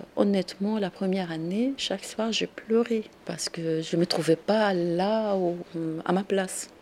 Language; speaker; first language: French; non-native, local second language; Arabic